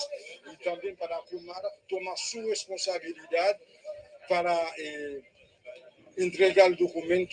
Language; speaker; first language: Spanish; non-native, fluent; Haitian Creole